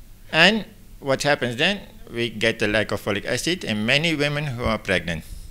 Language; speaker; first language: English; non-native, fluent; Dutch